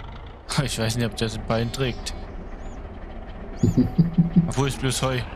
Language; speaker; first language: German; native; German